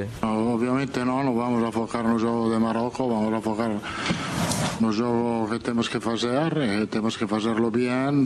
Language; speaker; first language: Portuguese; non-native, fluent; Italian